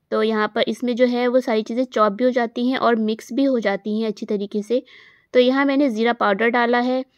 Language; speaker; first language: Hindi; native; Hindi